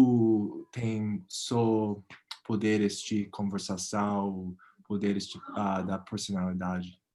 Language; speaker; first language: Portuguese; non-native, learner; English